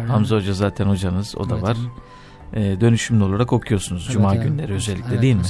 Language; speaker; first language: Turkish; native; Turkish